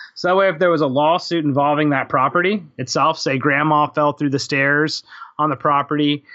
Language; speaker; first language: English; native; English